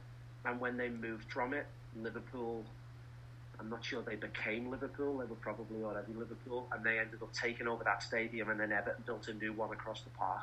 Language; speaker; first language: English; native; English